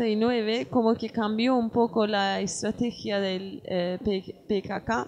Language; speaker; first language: Spanish; non-native, learner; Kurdish